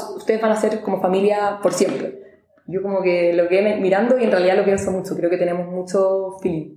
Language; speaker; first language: Spanish; native; Spanish